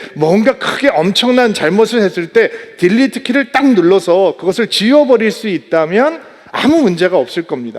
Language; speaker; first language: Korean; native; Korean